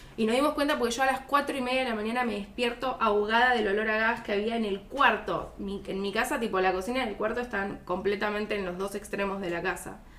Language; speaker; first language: Spanish; native; Spanish